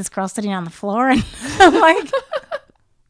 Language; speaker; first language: English; native; English